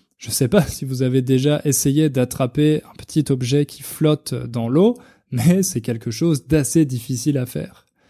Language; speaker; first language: French; native; French